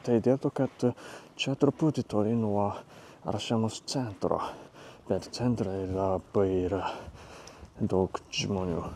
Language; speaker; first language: Lithuanian; non-native, fluent; Japanese